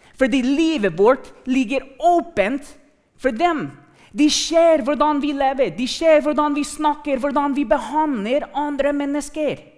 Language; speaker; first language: Norwegian; non-native, fluent; English